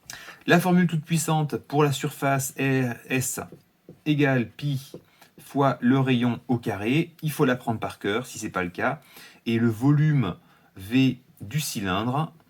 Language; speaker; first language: French; native; French